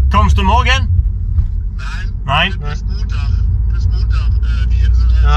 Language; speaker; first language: German; non-native, learner; Swedish